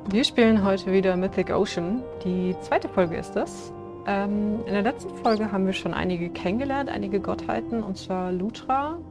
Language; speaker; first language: German; native; German